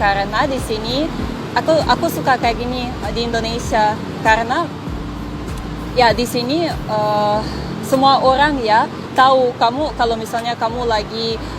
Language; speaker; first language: Indonesian; non-native, fluent; Russian